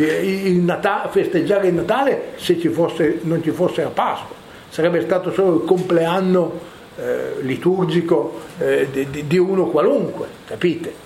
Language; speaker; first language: Italian; native; Italian